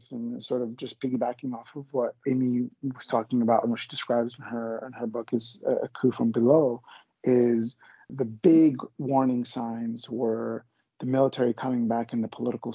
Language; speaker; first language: English; native; English